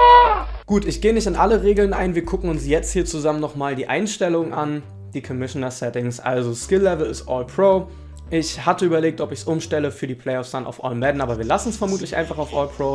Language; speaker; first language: German; native; German